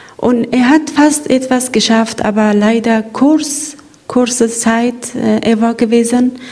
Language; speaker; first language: German; non-native, learner; Persian